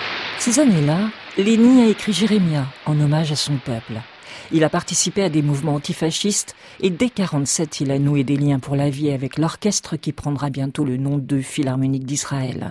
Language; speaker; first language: French; native; French